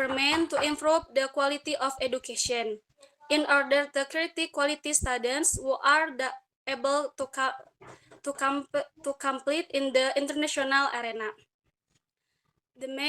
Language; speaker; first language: English; non-native, learner; Indonesian